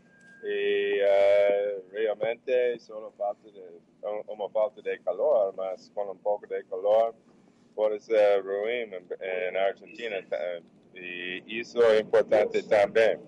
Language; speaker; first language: Portuguese; non-native, fluent; English